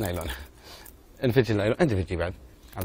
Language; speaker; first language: Arabic; native; Arabic